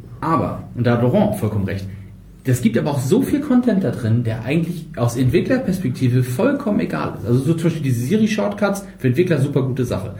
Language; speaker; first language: German; native; German